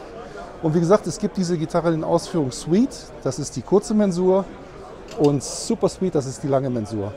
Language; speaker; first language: German; native; German